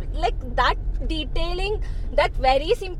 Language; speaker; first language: English; non-native, local second language; Kannada